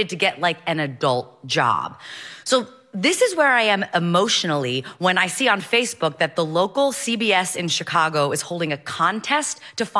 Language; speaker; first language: English; native; English